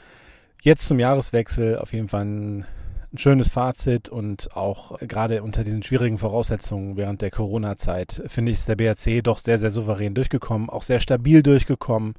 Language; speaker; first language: German; native; German